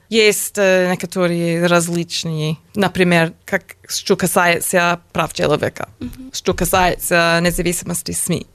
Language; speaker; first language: Russian; non-native, learner; English